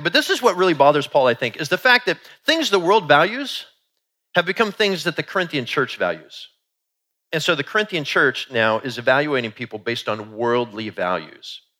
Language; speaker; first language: English; native; English